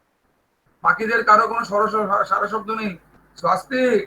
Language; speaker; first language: Bangla; native; Bangla